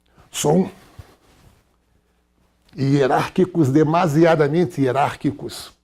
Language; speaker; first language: Spanish; non-native, fluent; Portuguese